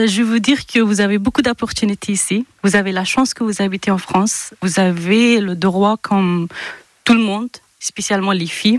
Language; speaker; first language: French; non-native, fluent; Persian